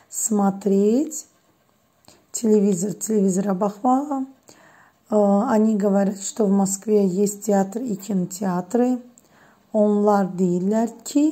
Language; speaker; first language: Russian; non-native, fluent; Azerbaijani